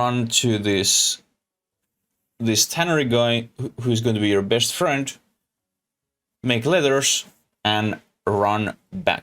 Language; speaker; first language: English; non-native, learner; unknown